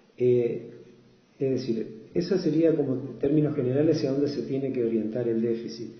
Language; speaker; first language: Spanish; native; Spanish